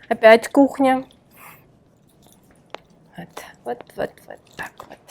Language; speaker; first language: Russian; non-native, local second language; Kyrgyz